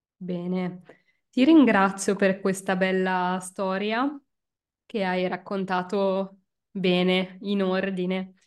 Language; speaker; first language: Italian; native; Italian